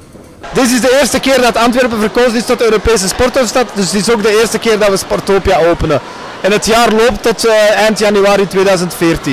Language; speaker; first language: Dutch; native; Dutch